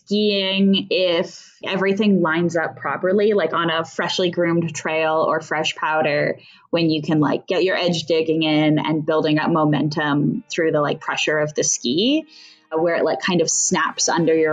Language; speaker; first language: English; native; English